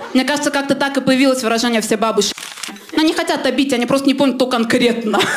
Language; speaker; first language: Russian; early bilingual, other home language; Armenian